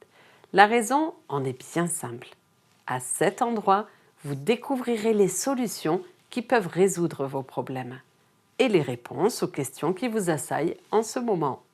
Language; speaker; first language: French; native; French